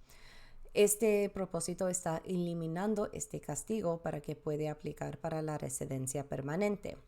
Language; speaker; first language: Spanish; early bilingual, heritage; Spanish